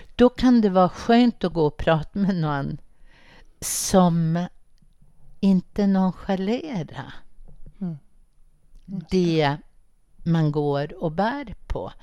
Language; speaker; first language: Swedish; native; Swedish